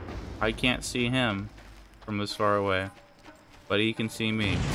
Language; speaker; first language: English; native; English